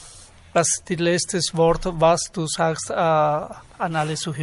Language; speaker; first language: German; non-native, learner; Spanish